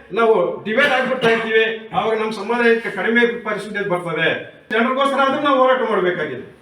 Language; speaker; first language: Kannada; native; Kannada